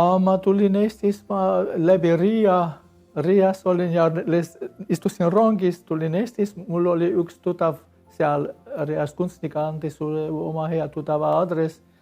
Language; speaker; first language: Estonian; non-native, fluent; Armenian